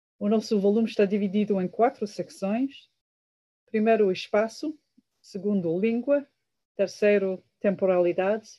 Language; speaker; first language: Portuguese; non-native, fluent; English